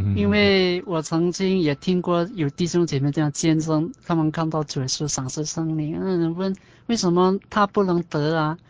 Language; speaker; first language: Chinese; non-native, local second language; Hakka Chinese